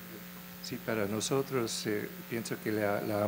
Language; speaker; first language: Spanish; non-native, fluent; English